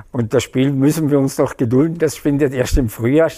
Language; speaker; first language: German; native; German